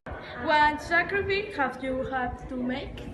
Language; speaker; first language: English; non-native, learner; Spanish